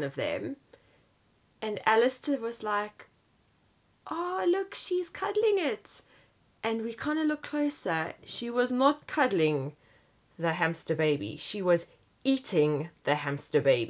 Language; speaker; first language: English; native; English